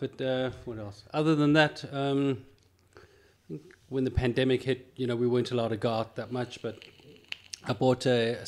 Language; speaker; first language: English; native; English